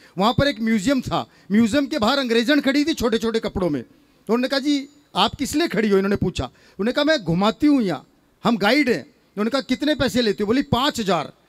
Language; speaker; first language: Hindi; native; Hindi